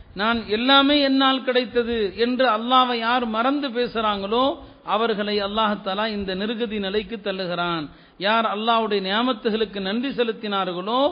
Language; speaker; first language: Tamil; native; Tamil